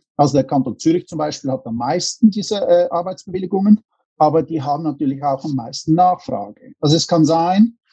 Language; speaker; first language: German; native; German